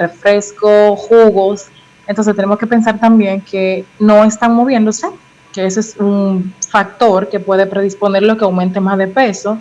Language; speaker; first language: Spanish; native; Spanish